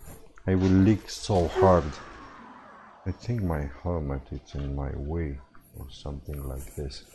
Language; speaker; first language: English; non-native, fluent; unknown